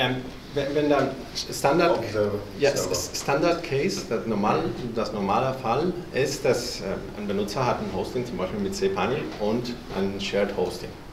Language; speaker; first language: German; non-native, fluent; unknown